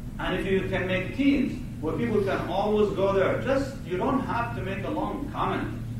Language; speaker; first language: English; non-native, fluent; Arabic